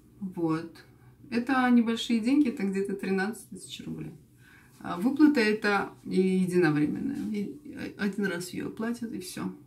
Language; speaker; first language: Russian; native; Russian